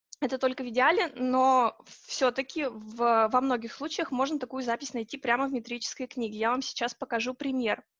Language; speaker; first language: Russian; native; Russian